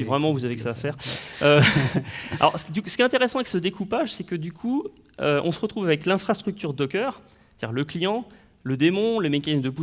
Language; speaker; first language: French; native; French